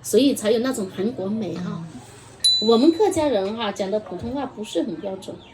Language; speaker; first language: Chinese; non-native, local second language; Hakka Chinese